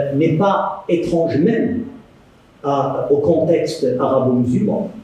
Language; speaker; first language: French; non-native, local second language; Arabic